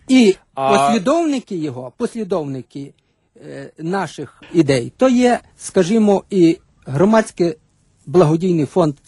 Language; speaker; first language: Ukrainian; native; Ukrainian